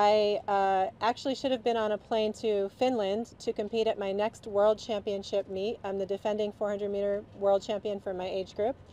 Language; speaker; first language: English; native; English